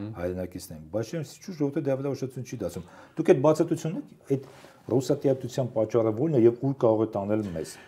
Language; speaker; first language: Armenian; native; Armenian